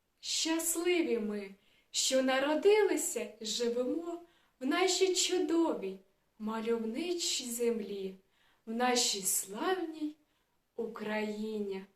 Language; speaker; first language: Ukrainian; native; Ukrainian